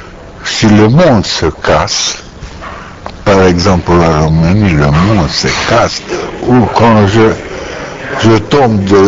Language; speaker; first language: French; non-native, learner; Romanian